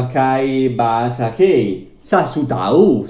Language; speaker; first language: Indonesian; non-native, learner; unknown